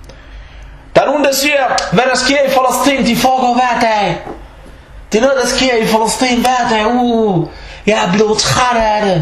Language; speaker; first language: Danish; early bilingual, other home language; Arabic